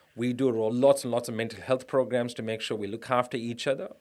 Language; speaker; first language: English; non-native, local second language; Tamil